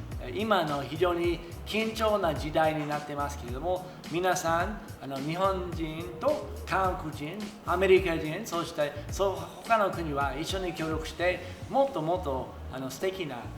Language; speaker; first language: Japanese; non-native, fluent; English